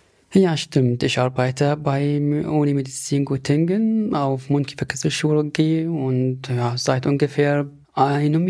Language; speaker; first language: German; non-native, fluent; Arabic